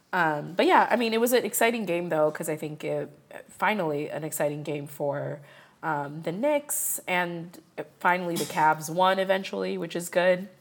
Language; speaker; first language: English; early bilingual, other home language; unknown